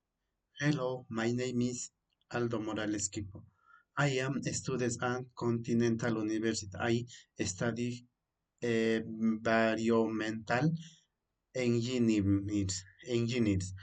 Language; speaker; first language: English; non-native, learner; Spanish